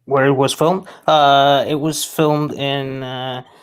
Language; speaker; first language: English; non-native, fluent; Norwegian